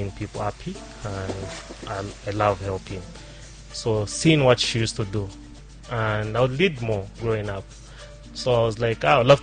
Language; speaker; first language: English; non-native, local second language; Bemba